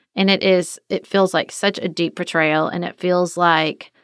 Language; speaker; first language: English; native; English